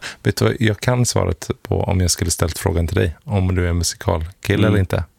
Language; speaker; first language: Swedish; native; Swedish